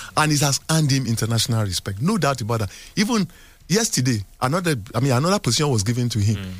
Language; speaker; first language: English; non-native, local second language; Yoruba